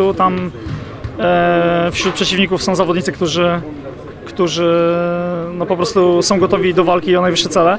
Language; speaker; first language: Polish; native; Polish